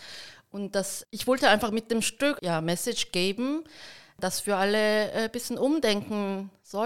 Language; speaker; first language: German; early bilingual, heritage; Korean